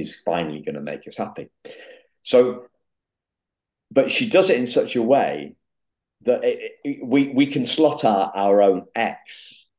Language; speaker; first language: English; native; English